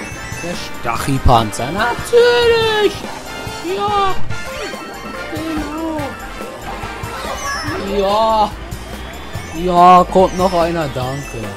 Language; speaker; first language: German; native; German